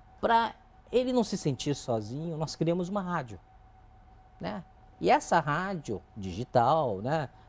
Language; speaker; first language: Portuguese; early bilingual, other home language; Chinese